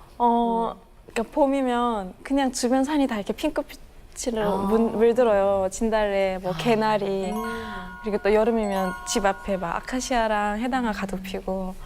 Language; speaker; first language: Korean; native; Korean